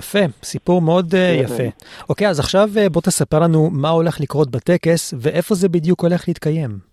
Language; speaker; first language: Hebrew; native; Hebrew